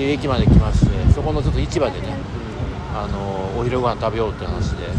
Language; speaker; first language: Japanese; native; Japanese